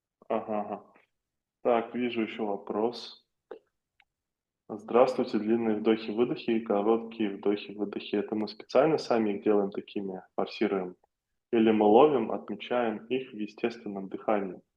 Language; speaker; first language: Russian; native; Russian